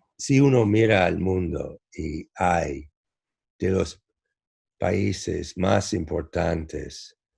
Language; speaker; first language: Spanish; non-native, fluent; English